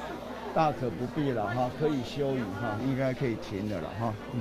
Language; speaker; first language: Chinese; native; Chinese